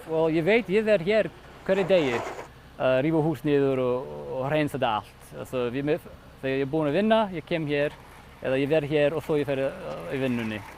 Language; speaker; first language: Icelandic; non-native, fluent; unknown